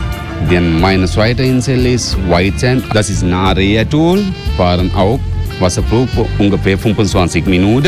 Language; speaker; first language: German; non-native, learner; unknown